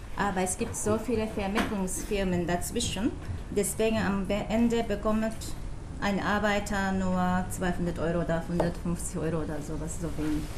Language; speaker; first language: German; non-native, fluent; Japanese